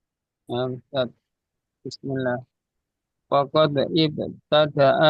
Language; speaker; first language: Arabic; non-native, learner; Indonesian